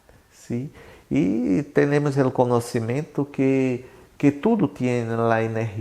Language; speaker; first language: Spanish; non-native, learner; Portuguese